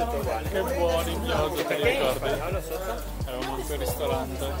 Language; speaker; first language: Italian; native; Italian